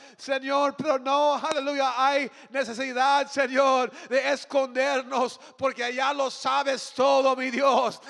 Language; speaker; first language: Spanish; early bilingual, heritage; Spanish